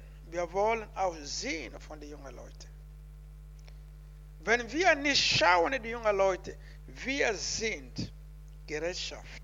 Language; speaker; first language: German; non-native, learner; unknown